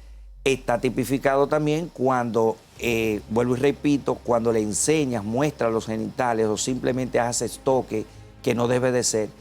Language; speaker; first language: Spanish; native; Spanish